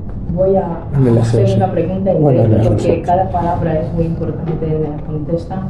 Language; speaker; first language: Spanish; non-native, learner; Greek